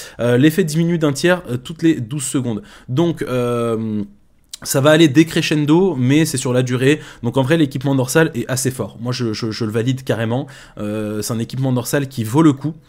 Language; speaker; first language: French; native; French